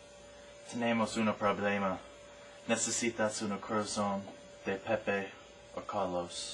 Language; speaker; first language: Spanish; non-native, learner; English